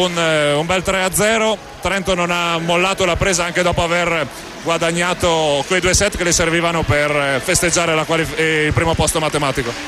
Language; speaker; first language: Italian; native; Italian